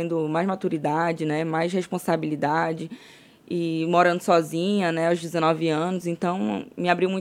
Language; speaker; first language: Portuguese; native; Portuguese